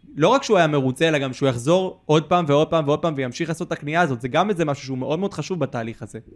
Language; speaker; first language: Hebrew; native; Hebrew